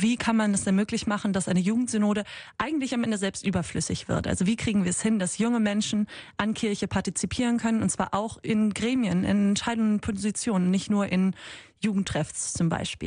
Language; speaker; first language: German; native; German